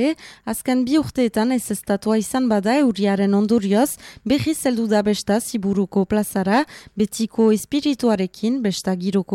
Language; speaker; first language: Basque; native; Basque